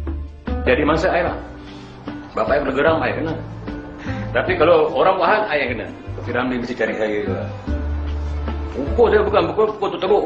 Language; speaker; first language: Malay; native; Malay